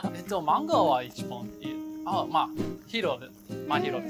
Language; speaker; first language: Japanese; non-native, learner; English